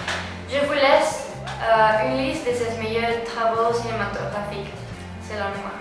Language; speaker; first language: French; non-native, learner; Spanish